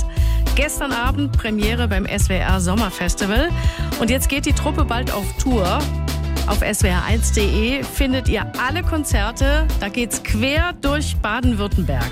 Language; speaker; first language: German; native; German